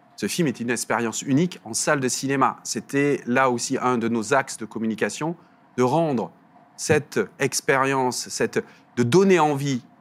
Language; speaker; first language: French; native; French